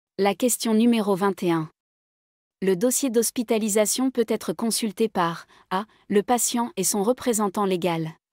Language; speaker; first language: French; non-native, local second language; Arabic